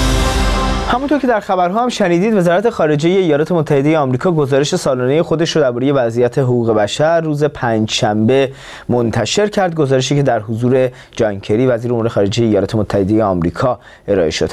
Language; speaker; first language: Persian; native; Persian